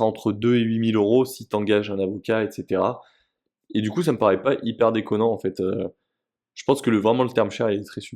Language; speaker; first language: French; native; French